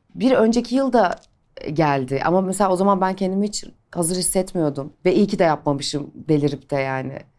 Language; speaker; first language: Turkish; native; Turkish